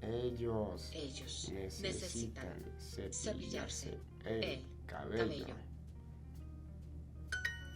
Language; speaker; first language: Spanish; non-native, fluent; English